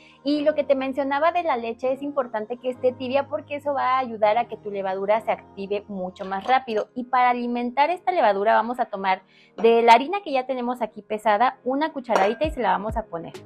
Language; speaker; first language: Spanish; native; Spanish